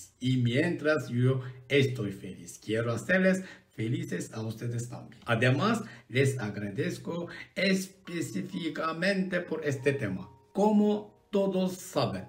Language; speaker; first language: Spanish; non-native, learner; Turkish